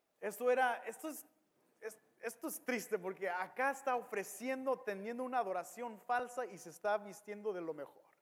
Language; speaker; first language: Spanish; early bilingual, heritage; Spanish